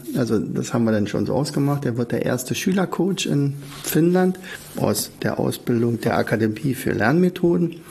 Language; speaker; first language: German; native; German